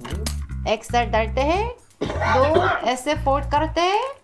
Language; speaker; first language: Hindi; non-native, fluent; Korean